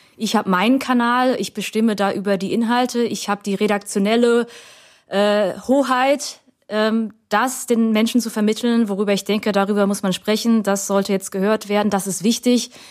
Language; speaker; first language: German; early bilingual, other home language; Vietnamese